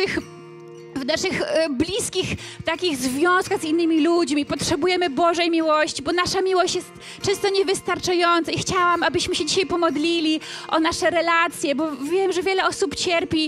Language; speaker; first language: Polish; native; Polish